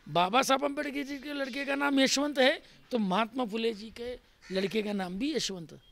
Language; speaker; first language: Hindi; non-native, local second language; Marathi